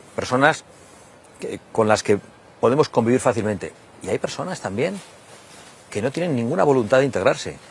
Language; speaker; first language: Spanish; native; Spanish